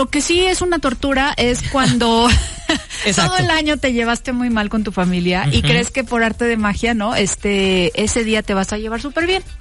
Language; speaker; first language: Spanish; native; Spanish